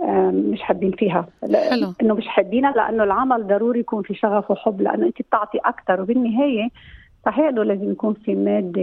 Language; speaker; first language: Arabic; native; Arabic